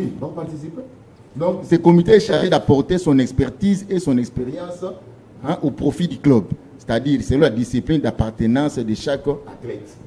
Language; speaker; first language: French; non-native, local second language; Lingala